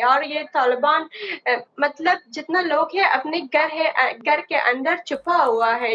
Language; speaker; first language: Hindi; non-native, learner; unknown